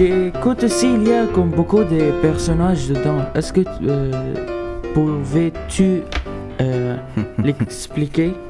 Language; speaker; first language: French; non-native, local second language; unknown